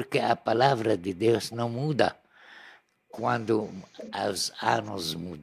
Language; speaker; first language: Portuguese; non-native, learner; Arabic